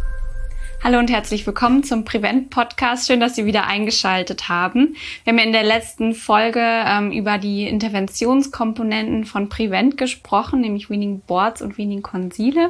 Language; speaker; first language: German; native; German